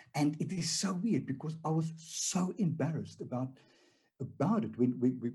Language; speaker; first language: English; non-native, local second language; Afrikaans